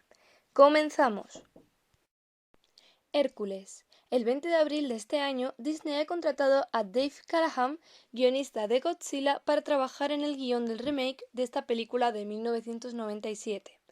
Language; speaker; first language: Spanish; native; Spanish